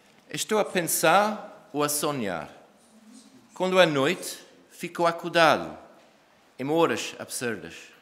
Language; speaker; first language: Portuguese; non-native, learner; English